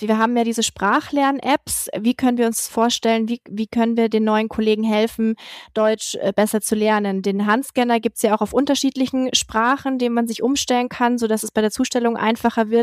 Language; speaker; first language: German; native; German